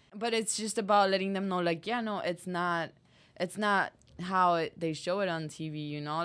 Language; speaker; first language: English; non-native, fluent; Spanish